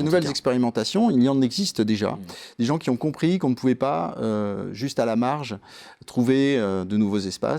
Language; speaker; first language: French; native; French